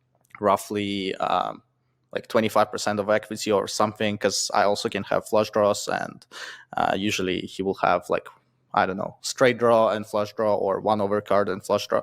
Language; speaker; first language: English; non-native, fluent; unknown